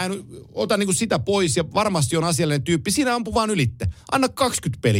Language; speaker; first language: Finnish; native; Finnish